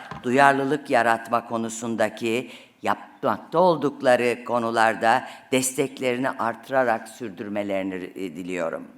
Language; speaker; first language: Turkish; native; Turkish